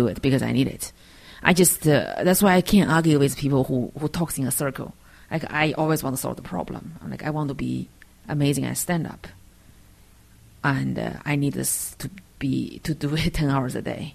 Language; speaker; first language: English; non-native, fluent; Chinese